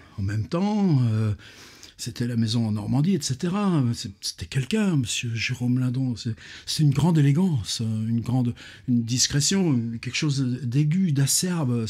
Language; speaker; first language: French; native; French